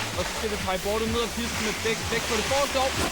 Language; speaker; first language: Danish; native; Danish